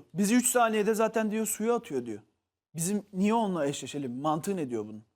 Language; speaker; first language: Turkish; native; Turkish